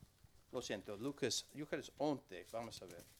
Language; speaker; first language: Spanish; non-native, learner; English